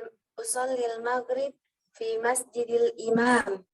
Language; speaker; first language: Arabic; non-native, learner; Indonesian